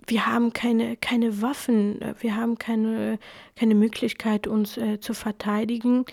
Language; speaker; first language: German; non-native, fluent; Kurdish